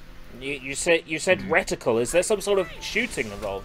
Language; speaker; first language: English; native; English